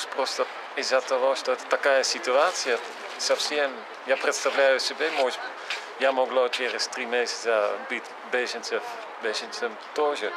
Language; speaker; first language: Russian; non-native, fluent; Dutch